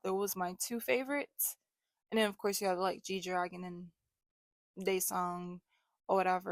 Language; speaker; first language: English; native; English